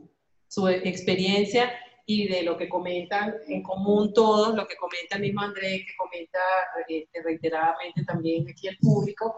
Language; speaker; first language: Spanish; native; Spanish